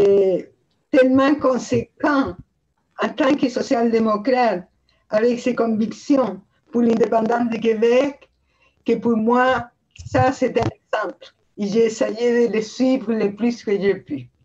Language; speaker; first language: French; non-native, fluent; Spanish